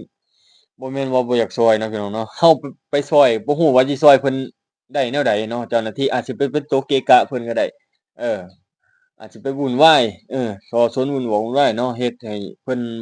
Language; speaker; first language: Thai; non-native, local second language; Northeastern Thai